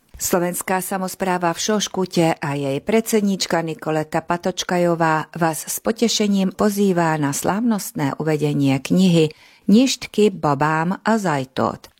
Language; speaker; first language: Slovak; early bilingual, heritage; Slovak